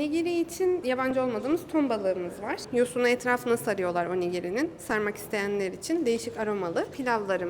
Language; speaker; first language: Turkish; native; Turkish